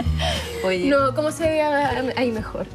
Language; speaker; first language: Spanish; native; Spanish